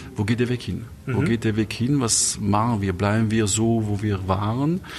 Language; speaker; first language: German; non-native, fluent; French